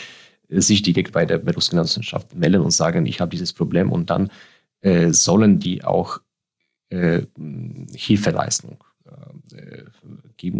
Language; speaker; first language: German; non-native, fluent; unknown